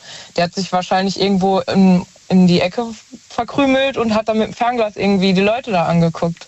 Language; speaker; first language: German; native; German